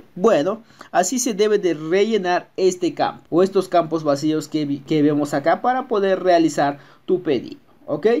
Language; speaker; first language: Spanish; native; Spanish